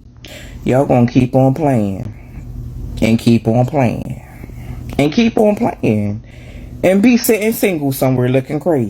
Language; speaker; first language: English; native; English